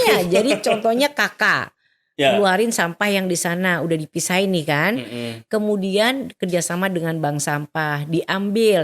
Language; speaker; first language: Indonesian; native; Indonesian